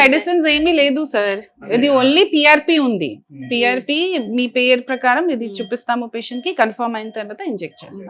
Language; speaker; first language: Telugu; non-native, fluent; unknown